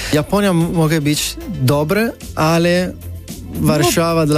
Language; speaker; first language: Polish; non-native, learner; Italian